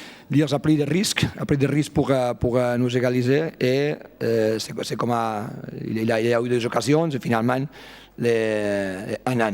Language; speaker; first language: French; non-native, fluent; Spanish